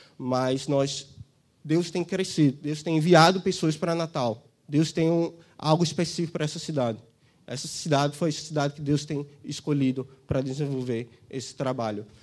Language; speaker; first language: Portuguese; native; Portuguese